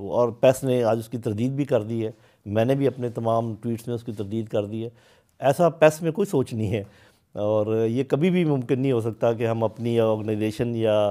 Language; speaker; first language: Urdu; native; Urdu